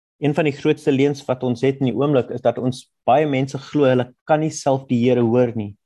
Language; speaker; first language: Afrikaans; non-native, local second language; German